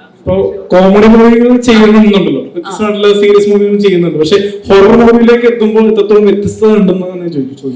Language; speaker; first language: Malayalam; native; Malayalam